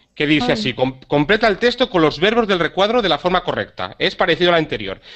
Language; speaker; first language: Spanish; native; Spanish